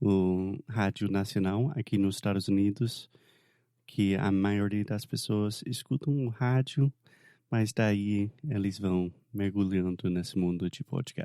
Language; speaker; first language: Portuguese; non-native, fluent; English